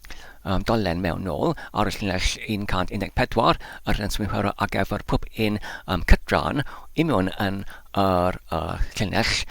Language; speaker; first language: Welsh; non-native, learner; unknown